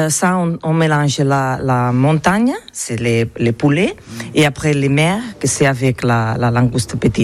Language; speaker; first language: French; non-native, learner; Catalan